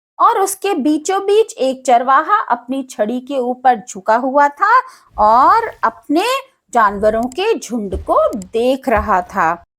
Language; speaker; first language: Hindi; native; Hindi